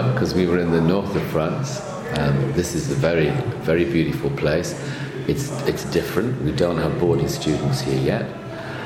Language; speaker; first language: English; native; English